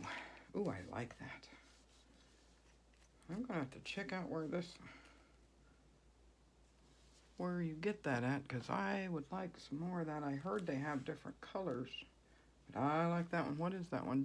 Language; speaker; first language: English; native; English